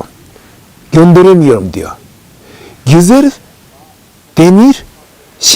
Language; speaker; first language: Turkish; non-native, fluent; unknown